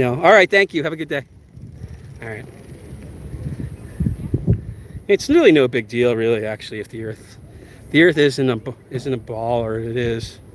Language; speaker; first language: English; native; English